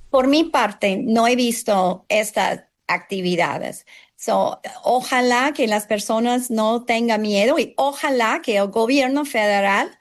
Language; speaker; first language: Spanish; non-native, fluent; English